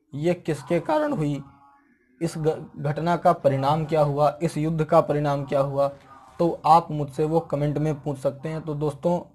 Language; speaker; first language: Hindi; native; Hindi